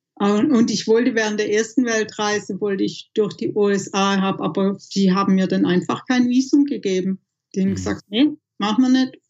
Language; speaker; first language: German; native; German